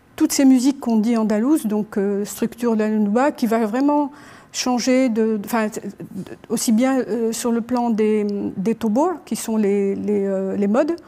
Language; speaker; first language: French; non-native, local second language; Arabic